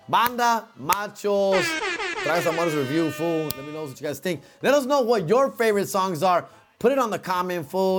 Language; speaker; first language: English; early bilingual, other home language; Spanish